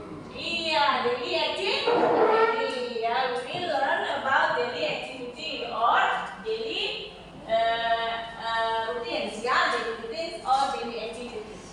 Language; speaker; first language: English; non-native, learner; Indonesian